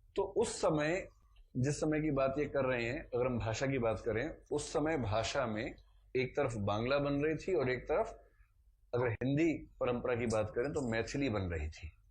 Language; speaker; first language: Hindi; native; Hindi